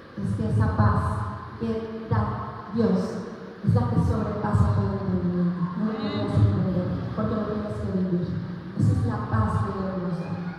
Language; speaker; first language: Spanish; native; Spanish